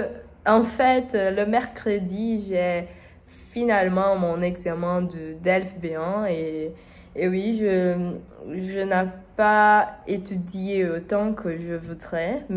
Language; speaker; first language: French; non-native, learner; Portuguese